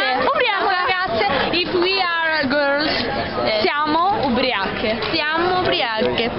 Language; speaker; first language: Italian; non-native, learner; Spanish